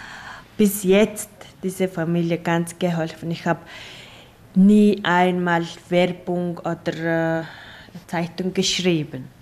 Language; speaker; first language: German; non-native, learner; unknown